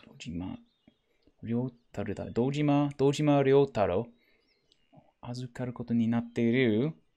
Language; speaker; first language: Japanese; non-native, learner; English